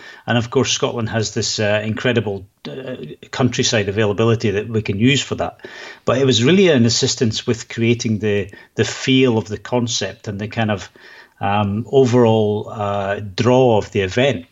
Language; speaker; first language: English; native; English